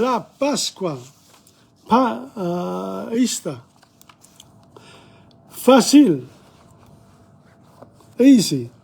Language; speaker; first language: Spanish; non-native, learner; English